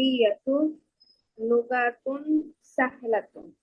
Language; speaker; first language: Arabic; non-native, learner; Bangla